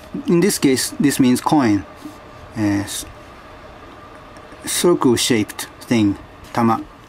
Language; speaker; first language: English; non-native, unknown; Japanese